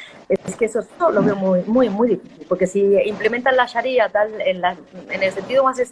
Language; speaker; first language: Spanish; native; Spanish